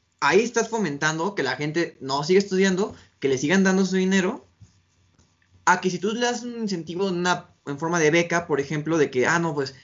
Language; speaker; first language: Spanish; native; Spanish